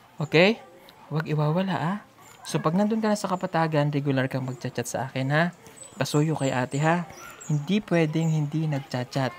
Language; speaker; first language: Filipino; native; Filipino